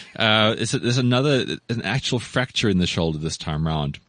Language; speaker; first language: English; native; English